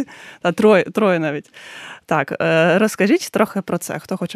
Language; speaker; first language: Ukrainian; native; Ukrainian